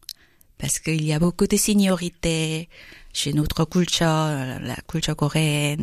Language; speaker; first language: French; non-native, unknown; Korean